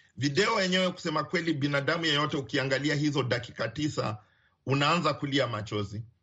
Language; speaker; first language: Swahili; non-native, local second language; Luyia